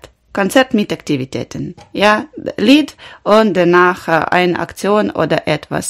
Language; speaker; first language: German; non-native, learner; Ukrainian